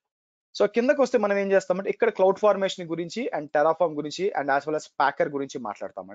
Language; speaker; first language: Telugu; native; Telugu